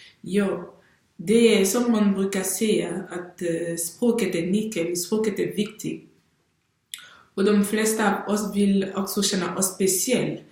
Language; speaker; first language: Swedish; non-native, fluent; French